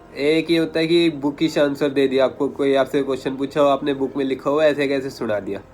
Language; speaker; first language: Hindi; native; Hindi